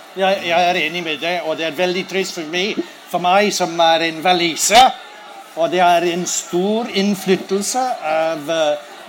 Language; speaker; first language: Norwegian; non-native, learner; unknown